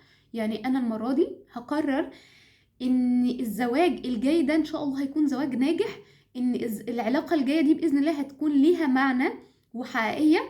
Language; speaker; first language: Arabic; native; Arabic